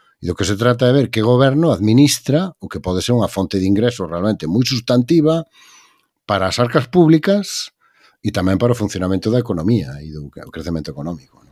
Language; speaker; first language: Galician; native; Galician